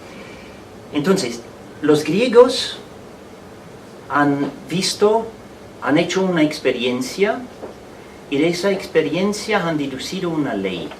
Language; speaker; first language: Spanish; non-native, fluent; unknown